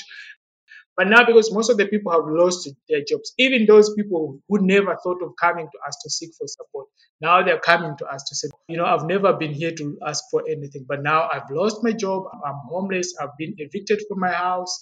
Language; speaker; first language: English; non-native, local second language; Yao